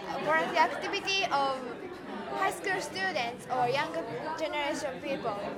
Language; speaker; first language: English; non-native, learner; Japanese